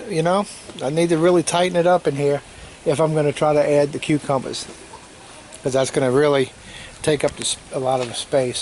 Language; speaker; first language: English; native; English